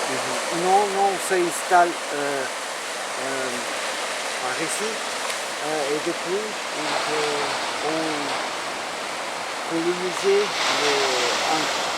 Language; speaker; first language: French; non-native, learner; Portuguese